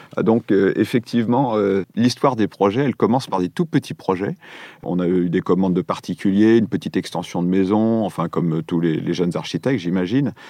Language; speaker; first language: French; native; French